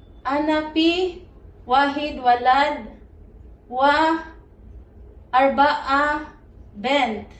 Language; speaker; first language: Arabic; non-native, learner; Filipino